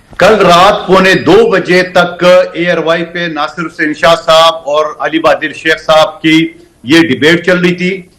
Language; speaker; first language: Urdu; non-native, local second language; Pashto